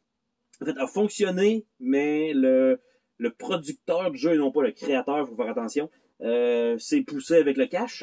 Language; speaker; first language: French; native; French